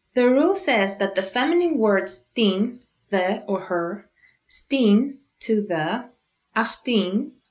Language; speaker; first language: English; non-native, fluent; Greek